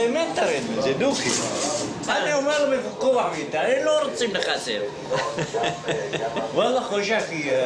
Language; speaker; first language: Hebrew; non-native, fluent; Arabic